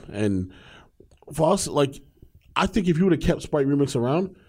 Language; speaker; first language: English; native; English